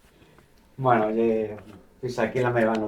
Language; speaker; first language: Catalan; non-native, local second language; Spanish